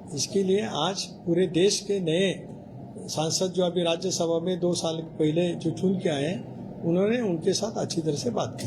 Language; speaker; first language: Hindi; non-native, local second language; Marathi